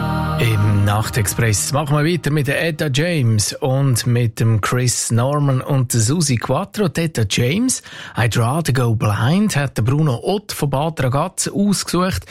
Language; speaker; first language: German; native; German